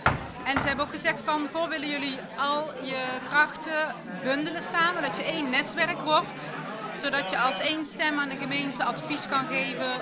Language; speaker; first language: Dutch; native; Dutch